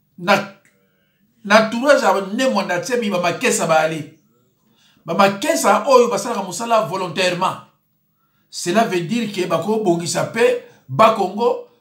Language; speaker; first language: Lingala; non-native, local second language; Kongo